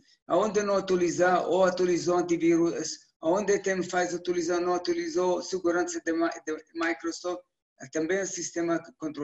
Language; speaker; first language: Portuguese; non-native, learner; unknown